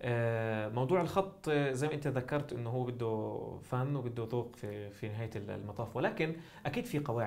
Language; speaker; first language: Arabic; native; Arabic